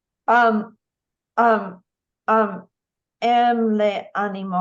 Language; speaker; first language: French; non-native, learner; English